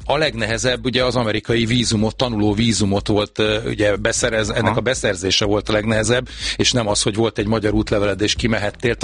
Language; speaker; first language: Hungarian; native; Hungarian